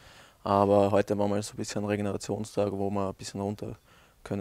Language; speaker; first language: German; native; German